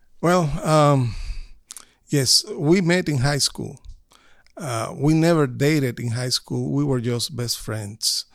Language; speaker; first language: English; non-native, fluent; Spanish